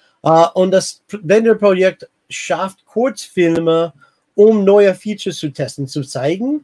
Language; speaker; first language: German; non-native, fluent; English